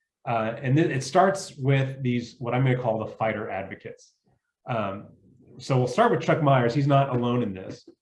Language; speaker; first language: English; native; English